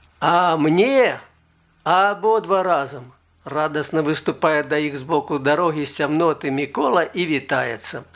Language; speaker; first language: Belarusian; native; Belarusian